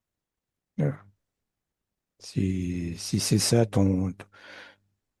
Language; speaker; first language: French; native; French